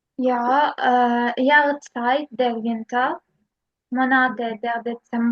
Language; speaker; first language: German; non-native, learner; Arabic